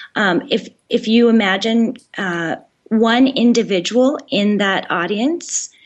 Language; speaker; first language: English; native; English